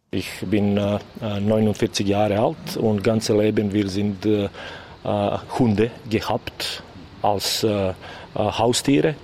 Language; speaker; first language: German; non-native, learner; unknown